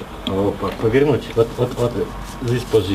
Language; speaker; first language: English; non-native, learner; Russian